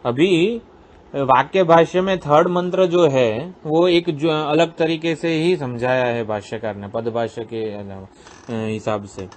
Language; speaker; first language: Hindi; non-native, local second language; Gujarati